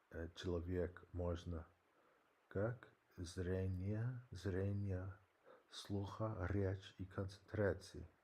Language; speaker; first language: Russian; non-native, learner; English